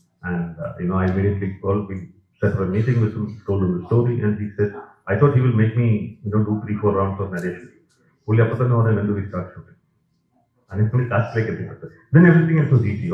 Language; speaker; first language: English; non-native, local second language; Malayalam